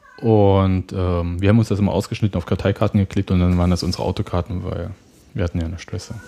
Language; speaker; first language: German; native; German